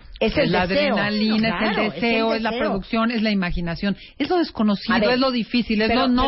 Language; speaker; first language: Spanish; native; Spanish